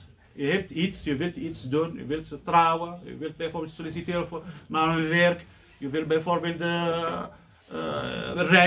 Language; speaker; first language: Dutch; non-native, fluent; Arabic